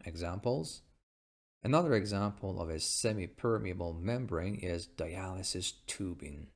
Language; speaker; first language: English; non-native, fluent; Persian